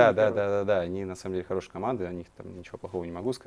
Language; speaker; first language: Russian; native; Russian